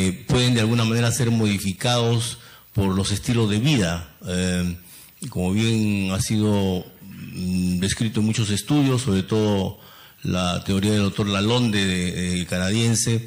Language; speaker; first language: Spanish; native; Spanish